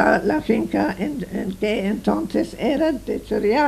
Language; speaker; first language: Spanish; non-native, fluent; English